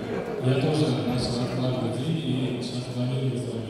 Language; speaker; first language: Russian; non-native, learner; Tajik